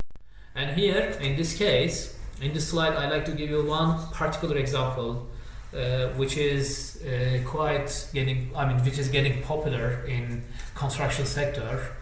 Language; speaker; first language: English; non-native, fluent; Turkish